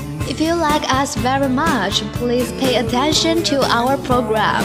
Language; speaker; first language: English; non-native, learner; Chinese